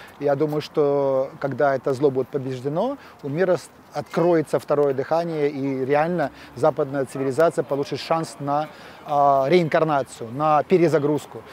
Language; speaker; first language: Russian; native; Russian